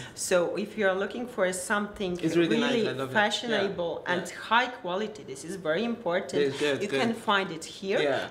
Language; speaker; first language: English; non-native, learner; Polish